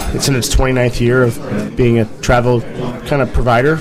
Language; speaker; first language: English; native; English